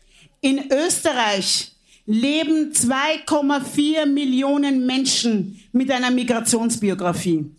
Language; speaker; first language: German; early bilingual, other home language; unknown